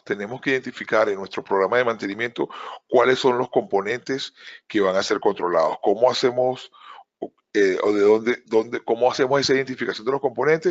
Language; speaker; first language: Spanish; native; Spanish